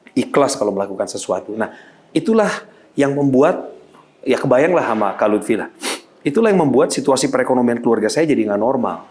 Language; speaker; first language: Indonesian; native; Indonesian